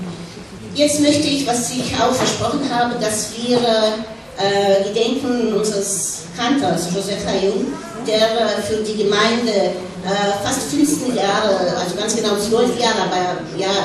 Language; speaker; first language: German; non-native, fluent; Russian